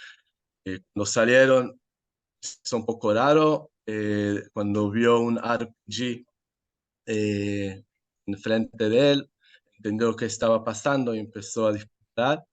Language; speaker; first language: Spanish; non-native, fluent; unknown